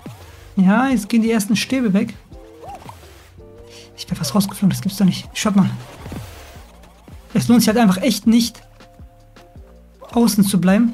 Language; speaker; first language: German; native; German